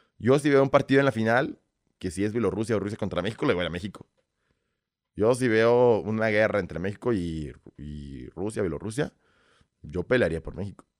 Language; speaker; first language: Spanish; early bilingual, other home language; Russian